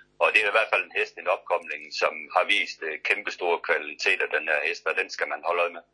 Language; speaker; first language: Danish; native; Danish